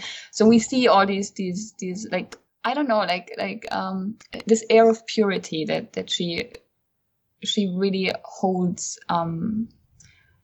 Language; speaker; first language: English; non-native, fluent; German